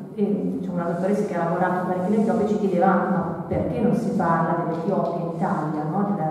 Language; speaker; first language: Italian; native; Italian